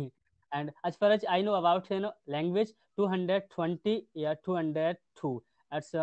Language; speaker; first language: English; non-native, learner; Hindi